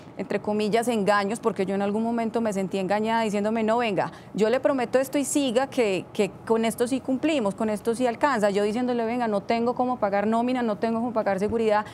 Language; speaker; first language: Spanish; native; Spanish